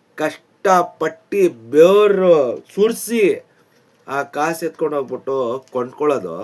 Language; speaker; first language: Kannada; non-native, local second language; Urdu